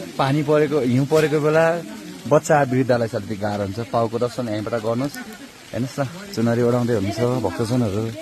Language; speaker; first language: Nepali; native; Nepali